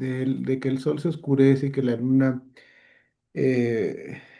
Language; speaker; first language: Spanish; native; Spanish